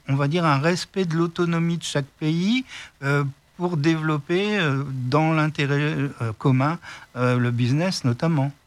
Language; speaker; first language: French; native; French